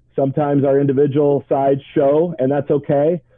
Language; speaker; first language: English; native; English